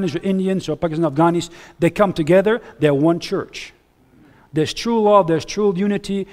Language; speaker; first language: English; non-native, fluent; Dutch